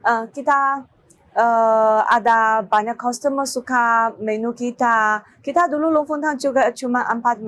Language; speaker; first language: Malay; non-native, learner; Chinese